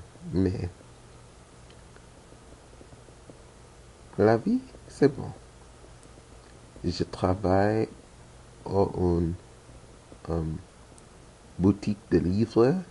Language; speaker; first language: French; non-native, learner; English